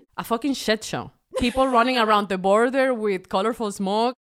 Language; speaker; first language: English; non-native, fluent; Spanish